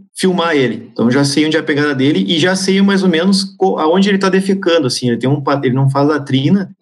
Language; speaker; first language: Portuguese; native; Portuguese